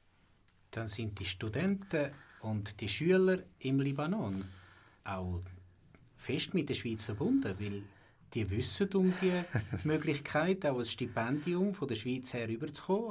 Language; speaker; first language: German; native; German